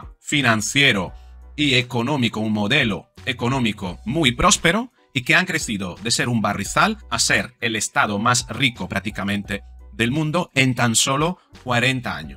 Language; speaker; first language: Spanish; native; Spanish